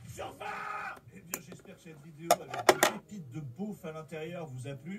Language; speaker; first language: French; native; French